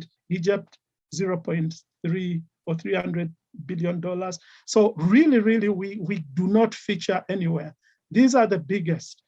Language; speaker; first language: English; non-native, local second language; Ganda